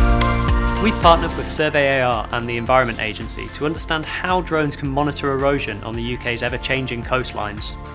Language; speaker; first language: English; native; English